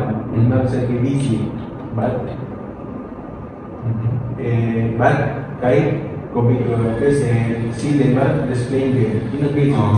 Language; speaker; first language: English; non-native, learner; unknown